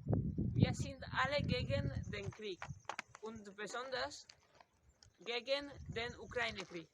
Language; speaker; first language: German; non-native, learner; Catalan